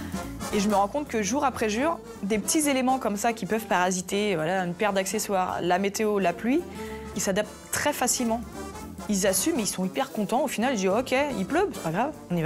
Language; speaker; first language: French; native; French